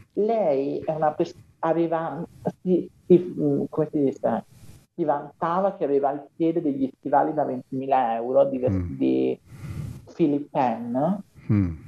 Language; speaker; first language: Italian; native; Italian